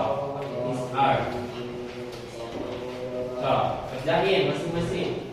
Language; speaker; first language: English; non-native, learner; Indonesian